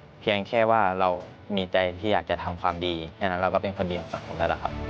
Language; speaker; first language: Thai; native; Thai